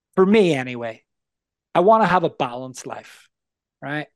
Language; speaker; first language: English; native; English